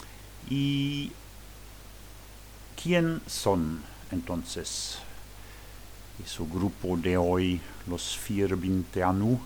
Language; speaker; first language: Spanish; non-native, learner; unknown